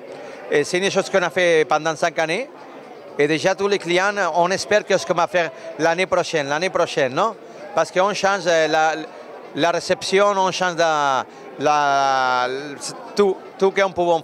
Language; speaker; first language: French; non-native, learner; Spanish